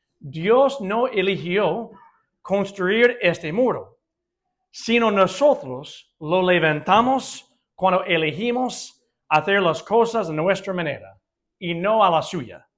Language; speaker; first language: Spanish; non-native, fluent; English